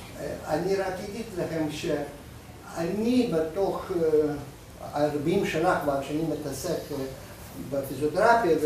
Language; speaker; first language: Hebrew; non-native, fluent; Russian